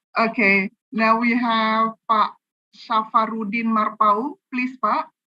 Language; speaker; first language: English; non-native, fluent; Indonesian